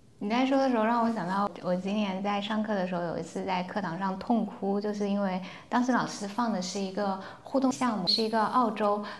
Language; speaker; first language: Chinese; native; Chinese